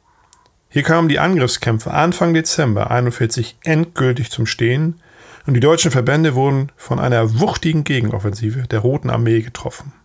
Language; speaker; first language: German; native; German